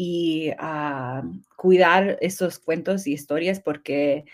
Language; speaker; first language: Spanish; early bilingual, heritage; English